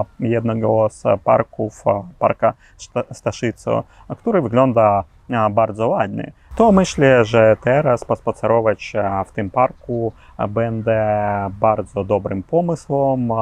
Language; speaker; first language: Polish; non-native, learner; Ukrainian